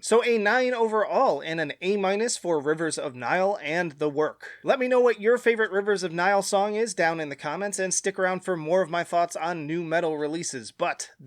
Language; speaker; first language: English; native; English